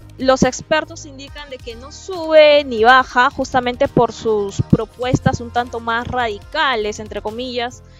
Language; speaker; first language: Spanish; native; Spanish